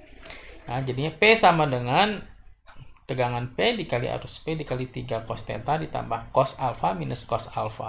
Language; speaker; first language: Indonesian; native; Indonesian